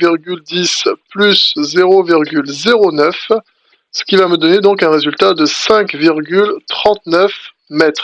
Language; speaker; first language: French; native; French